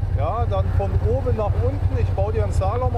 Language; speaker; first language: German; native; German